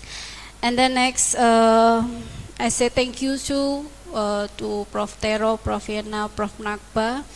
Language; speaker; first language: English; non-native, learner; Indonesian